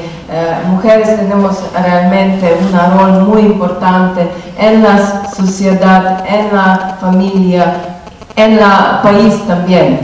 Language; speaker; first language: Spanish; non-native, learner; Slovenian